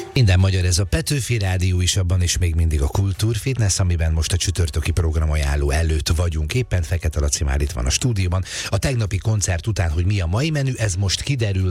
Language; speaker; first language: Hungarian; native; Hungarian